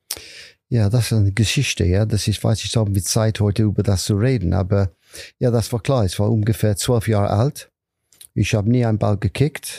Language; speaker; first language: German; non-native, fluent; English